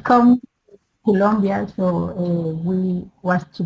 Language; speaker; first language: English; non-native, learner; Spanish